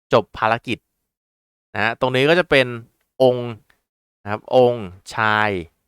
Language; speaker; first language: Thai; native; Thai